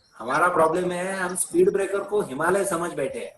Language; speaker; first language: Hindi; non-native, local second language; Marathi